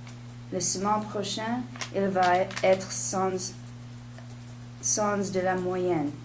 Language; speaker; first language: French; non-native, learner; English